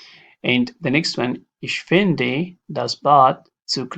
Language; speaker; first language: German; non-native, learner; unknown